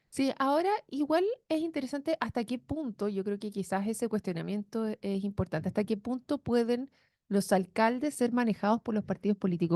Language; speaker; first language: Spanish; native; Spanish